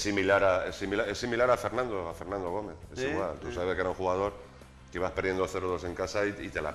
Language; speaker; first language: Spanish; native; Spanish